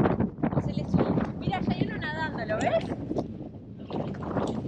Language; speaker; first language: Spanish; non-native, learner; Portuguese